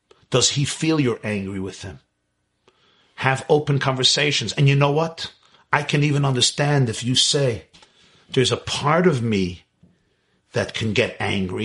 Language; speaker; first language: English; native; English